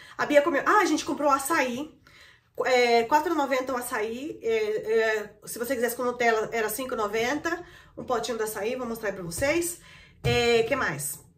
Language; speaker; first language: Portuguese; native; Portuguese